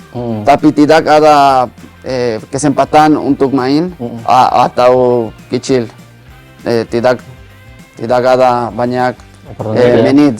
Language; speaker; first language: Indonesian; non-native, learner; Spanish